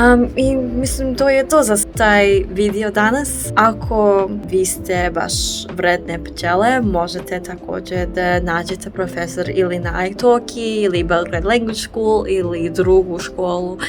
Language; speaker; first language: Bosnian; non-native, learner; French